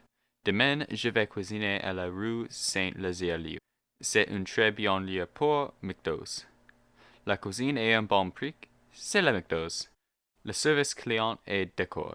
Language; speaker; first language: French; non-native, learner; English